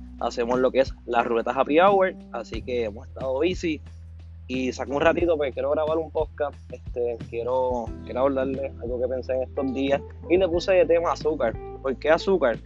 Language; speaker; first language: Spanish; native; Spanish